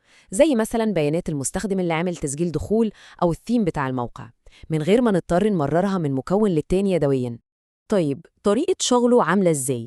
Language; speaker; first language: Arabic; native; Arabic